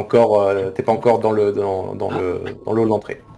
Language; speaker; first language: French; native; French